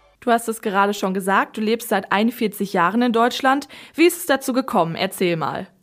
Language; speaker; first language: German; native; German